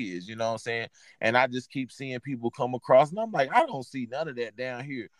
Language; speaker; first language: English; native; English